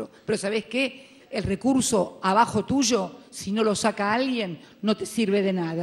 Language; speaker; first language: Spanish; native; Spanish